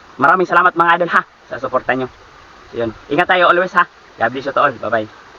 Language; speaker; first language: Filipino; non-native, local second language; Cebuano